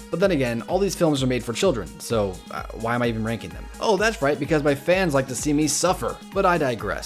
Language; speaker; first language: English; native; English